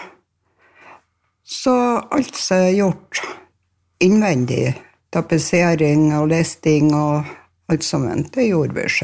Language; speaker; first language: Norwegian; native; Norwegian